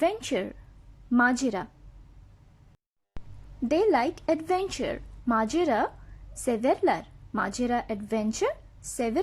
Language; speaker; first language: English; non-native, fluent; Bangla